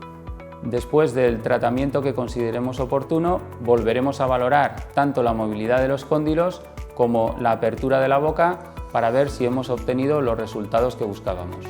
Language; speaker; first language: Spanish; native; Spanish